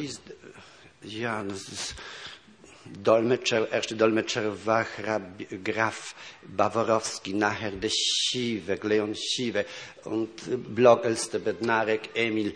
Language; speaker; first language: German; non-native, fluent; Polish